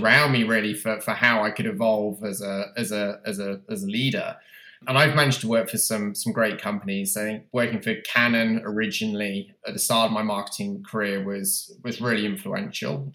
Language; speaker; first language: English; native; English